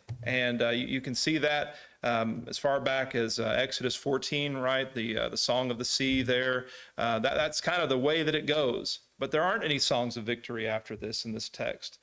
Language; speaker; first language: English; native; English